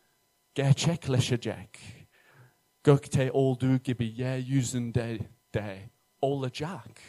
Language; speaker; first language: Turkish; non-native, fluent; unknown